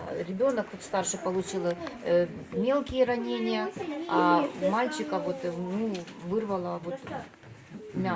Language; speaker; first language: Russian; native; Russian